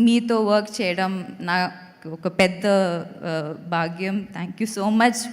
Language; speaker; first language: Telugu; non-native, local second language; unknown